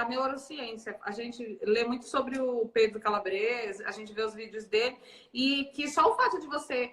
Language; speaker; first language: Portuguese; native; Portuguese